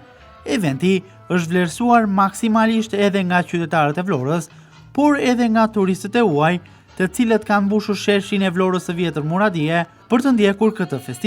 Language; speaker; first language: Albanian; native; Albanian